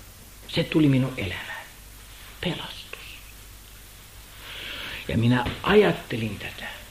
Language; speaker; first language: Finnish; non-native, fluent; German